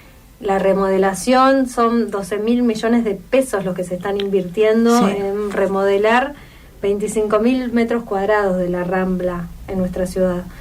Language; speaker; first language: Spanish; native; Spanish